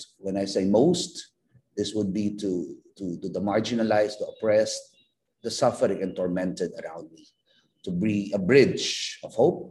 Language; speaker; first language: English; non-native, local second language; Filipino